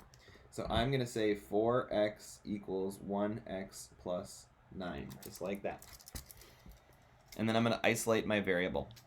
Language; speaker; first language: English; native; English